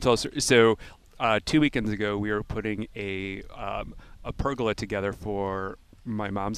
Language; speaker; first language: English; native; English